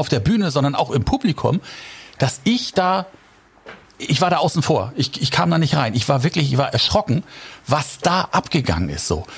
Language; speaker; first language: German; native; German